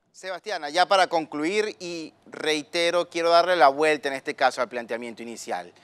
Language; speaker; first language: Spanish; native; Spanish